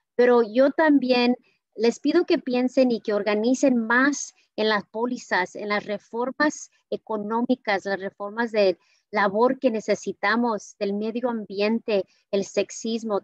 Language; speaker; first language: Spanish; early bilingual, heritage; Spanish